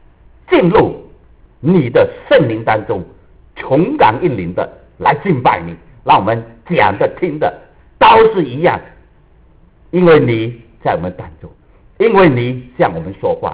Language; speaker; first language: Chinese; native; Chinese